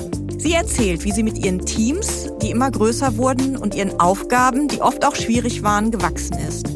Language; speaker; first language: German; native; German